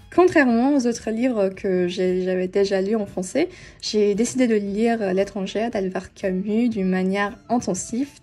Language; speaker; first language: French; non-native, fluent; Turkish